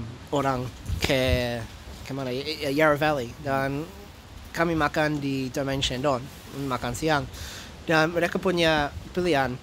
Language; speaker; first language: Indonesian; non-native, fluent; English